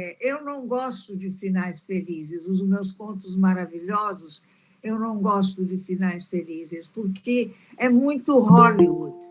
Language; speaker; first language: Portuguese; early bilingual, other home language; Italian